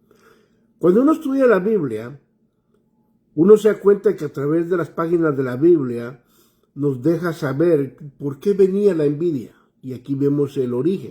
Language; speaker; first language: Spanish; native; Spanish